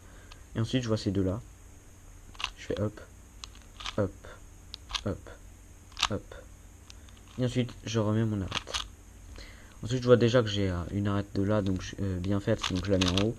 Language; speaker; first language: French; native; French